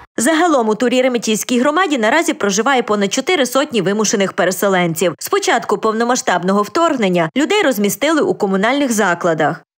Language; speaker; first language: Ukrainian; native; Ukrainian